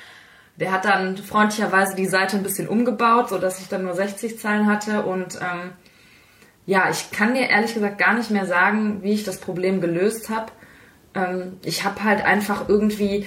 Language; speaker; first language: German; native; German